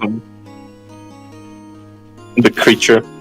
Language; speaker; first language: English; native; English